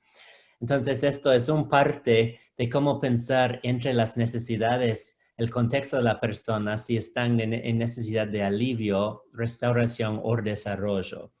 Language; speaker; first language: Spanish; non-native, fluent; English